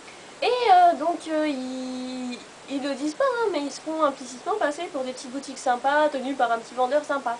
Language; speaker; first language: French; native; French